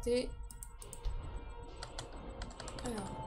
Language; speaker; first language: French; native; French